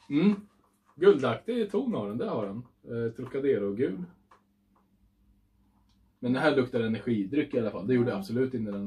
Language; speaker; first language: Swedish; native; Swedish